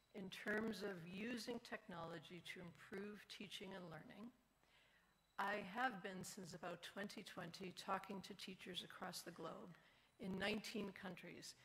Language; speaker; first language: English; native; English